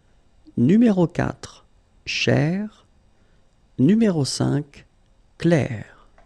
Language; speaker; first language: French; native; French